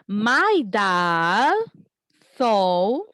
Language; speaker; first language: English; non-native, fluent; Spanish